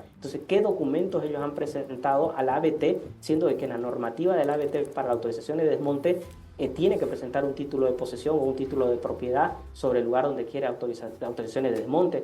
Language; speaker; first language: Spanish; native; Spanish